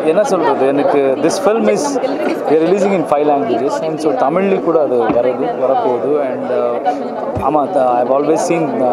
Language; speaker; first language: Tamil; non-native, learner; Kannada